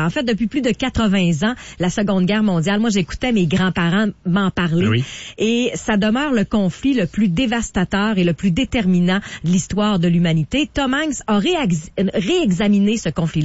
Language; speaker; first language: French; native; French